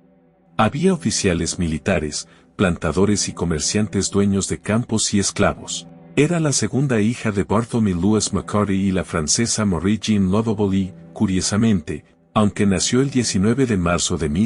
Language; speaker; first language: Spanish; native; Spanish